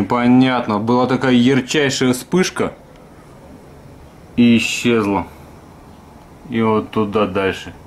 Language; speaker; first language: Russian; native; Russian